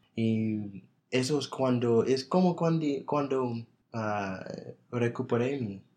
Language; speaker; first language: Spanish; non-native, fluent; English